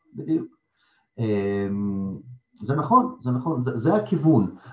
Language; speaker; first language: Hebrew; early bilingual, other home language; Russian